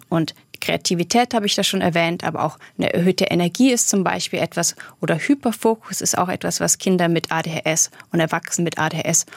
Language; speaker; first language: German; native; German